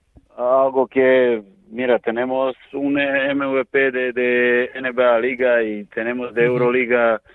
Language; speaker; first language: Spanish; non-native, learner; Serbian